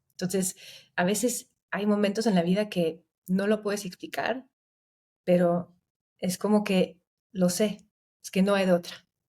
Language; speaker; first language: Spanish; non-native, fluent; German